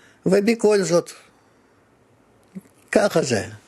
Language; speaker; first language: Hebrew; non-native, fluent; Russian